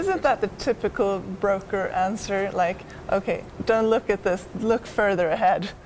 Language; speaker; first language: English; non-native, fluent; Swedish